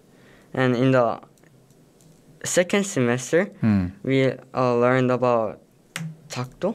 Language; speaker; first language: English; non-native, learner; Korean